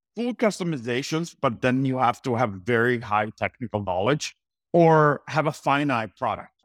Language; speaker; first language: English; non-native, fluent; Italian